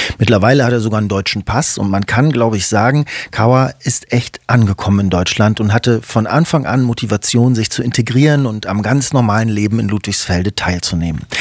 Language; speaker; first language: German; native; German